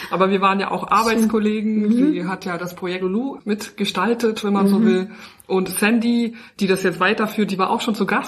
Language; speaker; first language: German; native; German